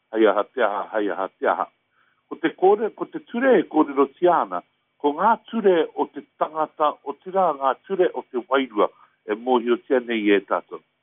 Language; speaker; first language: Māori; native; Māori